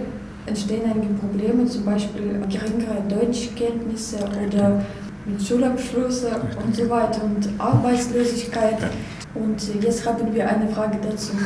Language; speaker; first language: German; non-native, fluent; Russian